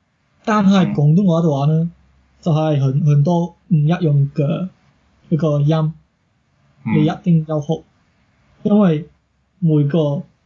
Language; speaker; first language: Cantonese; non-native, learner; English